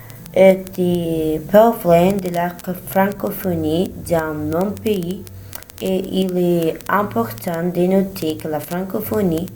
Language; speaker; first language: French; non-native, learner; Spanish